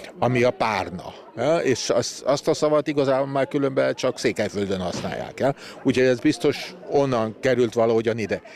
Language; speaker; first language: Hungarian; native; Hungarian